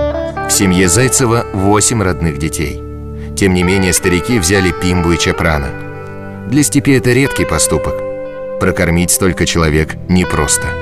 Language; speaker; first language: Russian; native; Russian